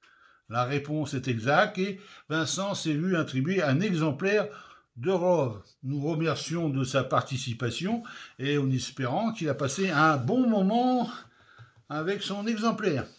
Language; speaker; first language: French; native; French